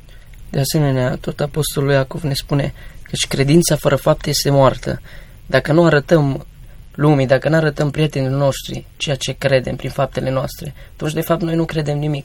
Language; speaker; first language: Romanian; native; Romanian